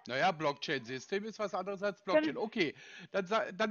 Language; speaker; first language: German; native; German